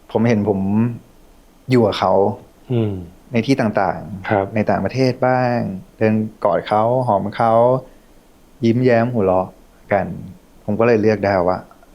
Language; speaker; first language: Thai; native; Thai